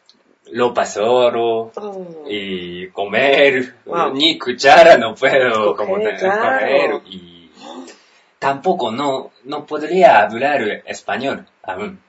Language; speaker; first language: Spanish; non-native, learner; Japanese